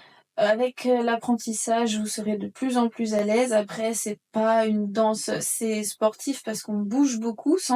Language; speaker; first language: French; native; French